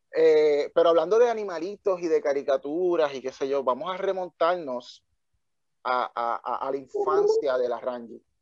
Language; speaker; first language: Spanish; native; Spanish